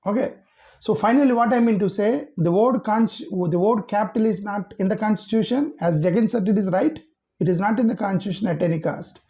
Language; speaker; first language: English; non-native, local second language; Telugu